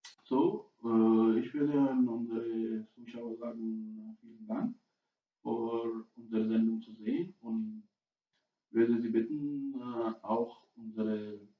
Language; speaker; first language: German; non-native, fluent; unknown